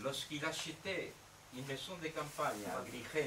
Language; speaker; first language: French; non-native, fluent; Spanish